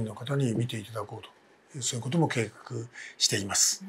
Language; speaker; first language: Japanese; native; Japanese